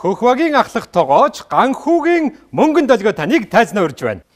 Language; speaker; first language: Mongolian; native; Mongolian